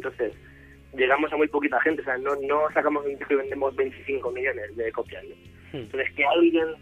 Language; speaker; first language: Spanish; native; Spanish